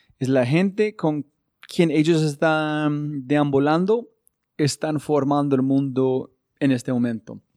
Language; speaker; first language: Spanish; non-native, fluent; English